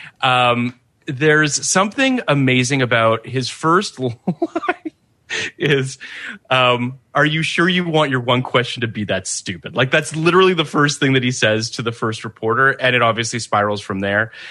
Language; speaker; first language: English; native; English